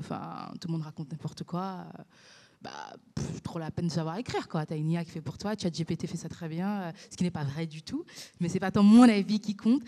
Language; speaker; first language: French; native; French